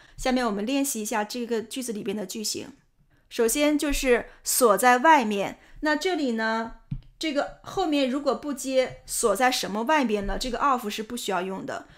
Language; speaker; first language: Chinese; native; Chinese